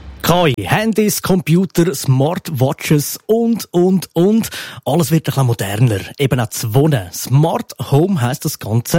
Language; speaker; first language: German; native; German